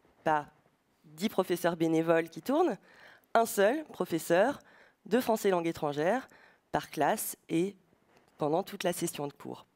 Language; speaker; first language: French; native; French